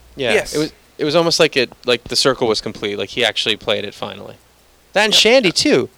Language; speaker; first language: English; native; English